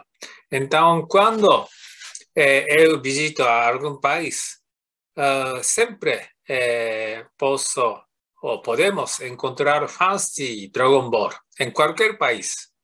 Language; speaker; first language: Spanish; non-native, fluent; Japanese